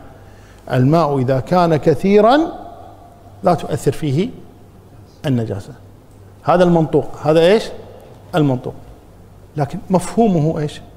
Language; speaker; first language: Arabic; native; Arabic